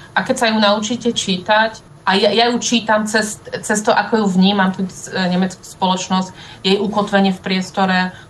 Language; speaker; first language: Slovak; native; Slovak